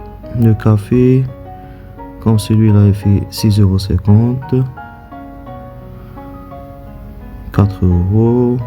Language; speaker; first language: French; non-native, local second language; Arabic